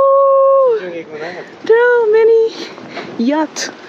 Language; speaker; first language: English; non-native, learner; Korean